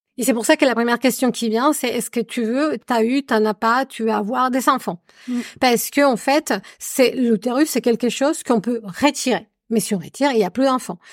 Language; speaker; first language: French; non-native, fluent; Spanish